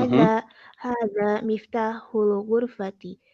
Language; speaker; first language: Arabic; non-native, learner; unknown